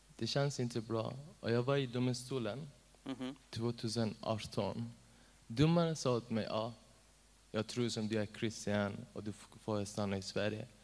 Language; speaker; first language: Swedish; non-native, learner; Persian